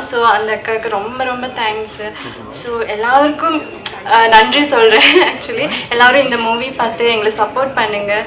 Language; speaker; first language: Tamil; non-native, learner; Malayalam